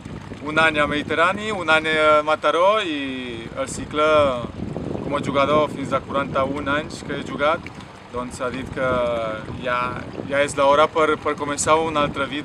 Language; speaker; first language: Catalan; non-native, fluent; Romanian